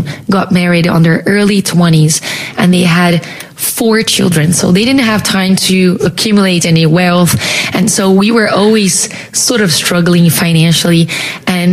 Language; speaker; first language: English; non-native, fluent; Portuguese